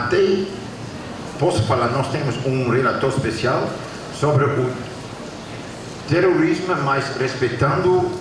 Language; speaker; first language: Portuguese; non-native, fluent; Dutch